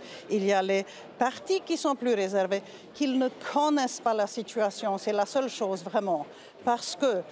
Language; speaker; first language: French; non-native, fluent; Polish